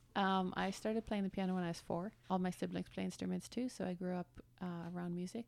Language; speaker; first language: English; early bilingual, other home language; German